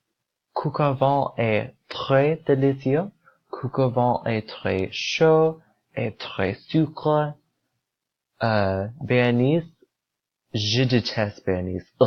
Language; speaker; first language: French; non-native, learner; English